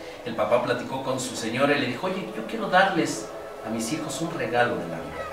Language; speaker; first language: Spanish; native; Spanish